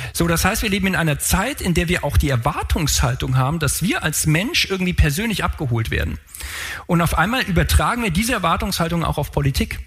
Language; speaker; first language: German; native; German